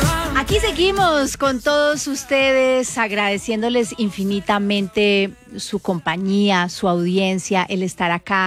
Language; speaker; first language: Spanish; native; Spanish